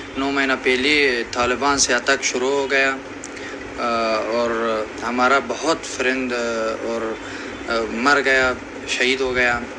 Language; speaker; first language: Hindi; non-native, learner; Persian